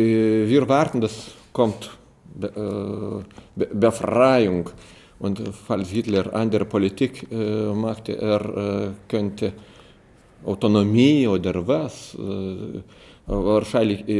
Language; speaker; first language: German; non-native, learner; Lithuanian